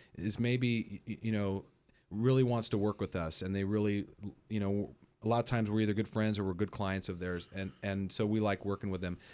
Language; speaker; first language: English; native; English